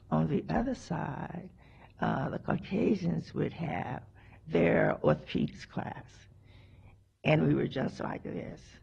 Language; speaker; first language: English; native; English